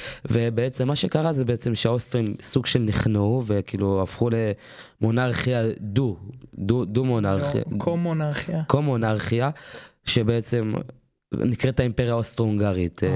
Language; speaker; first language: Hebrew; native; Hebrew